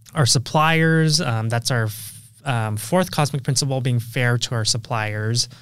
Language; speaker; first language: English; native; English